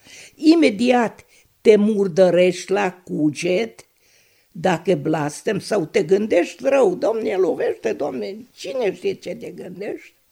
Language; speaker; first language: Romanian; non-native, local second language; Hungarian